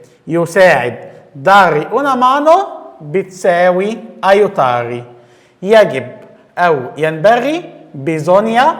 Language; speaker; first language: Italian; non-native, fluent; Arabic